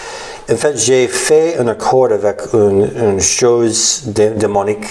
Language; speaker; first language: French; non-native, learner; English